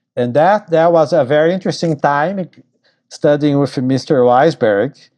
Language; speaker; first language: English; non-native, fluent; Portuguese